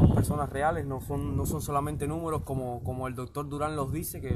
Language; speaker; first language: Spanish; native; Spanish